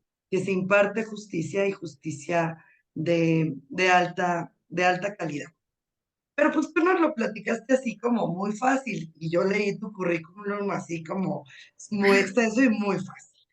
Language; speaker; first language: Spanish; native; Spanish